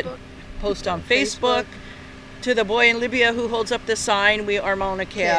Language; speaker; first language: English; native; English